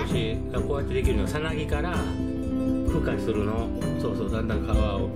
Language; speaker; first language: Japanese; native; Japanese